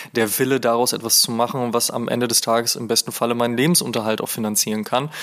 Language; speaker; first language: German; native; German